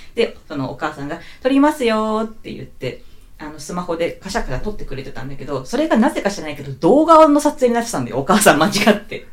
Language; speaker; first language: Japanese; native; Japanese